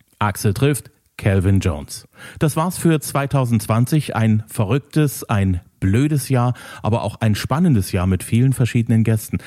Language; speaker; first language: German; native; German